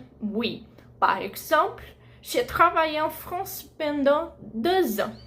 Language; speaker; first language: French; non-native, fluent; Portuguese